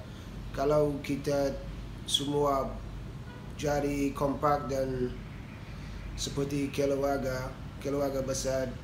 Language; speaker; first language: Indonesian; non-native, fluent; English